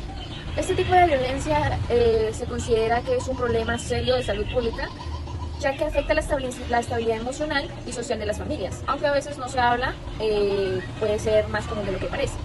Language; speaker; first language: Spanish; native; Spanish